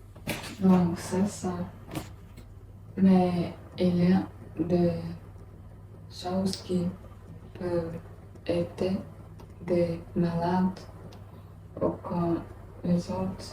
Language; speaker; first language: French; non-native, learner; English